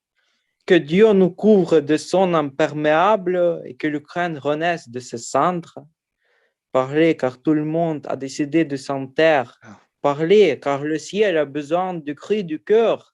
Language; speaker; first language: French; non-native, learner; Ukrainian